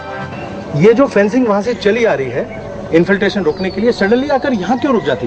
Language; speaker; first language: Hindi; native; Hindi